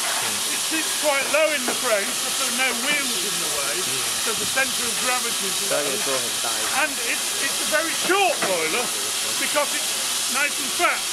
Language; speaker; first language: English; native; English